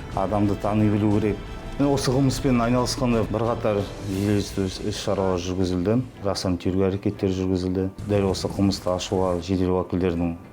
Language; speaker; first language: Kazakh; native; Kazakh